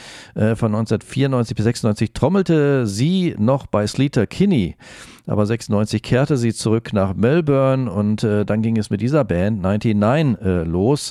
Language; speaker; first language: German; native; German